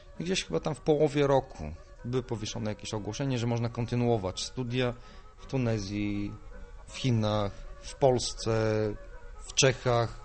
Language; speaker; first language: Polish; non-native, fluent; Bulgarian